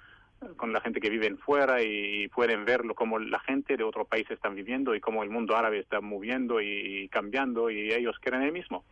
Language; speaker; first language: Spanish; non-native, fluent; Arabic